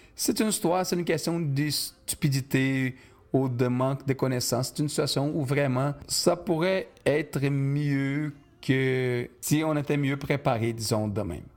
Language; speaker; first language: French; non-native, fluent; Portuguese